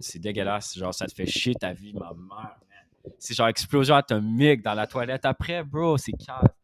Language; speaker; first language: French; non-native, learner; English